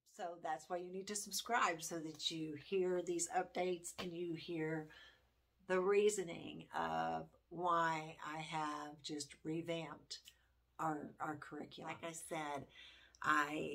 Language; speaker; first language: English; native; English